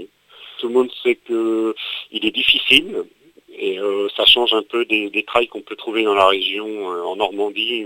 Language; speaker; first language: French; native; French